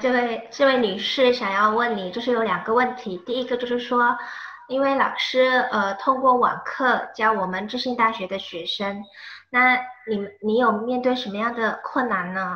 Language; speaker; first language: Chinese; non-native, fluent; Indonesian